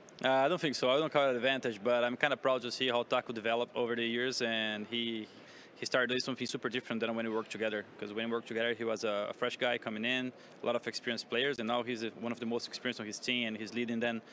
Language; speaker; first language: English; non-native, fluent; Portuguese